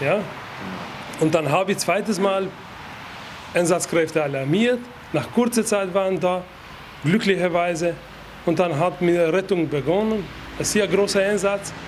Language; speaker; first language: German; non-native, fluent; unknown